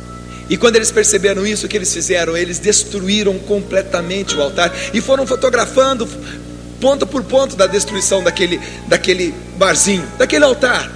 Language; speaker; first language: Portuguese; native; Portuguese